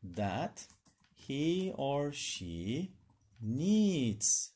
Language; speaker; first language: English; non-native, fluent; Turkish